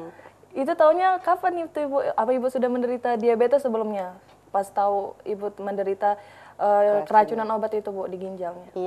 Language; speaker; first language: Indonesian; native; Indonesian